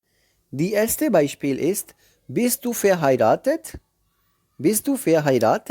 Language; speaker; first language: German; non-native, learner; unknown